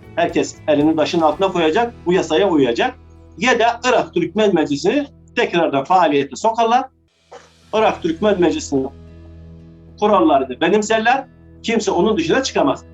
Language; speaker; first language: Turkish; early bilingual, heritage; Arabic